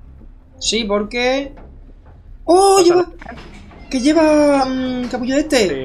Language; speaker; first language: Spanish; native; Spanish